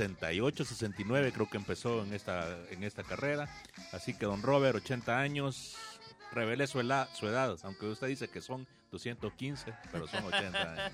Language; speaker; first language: Spanish; native; Spanish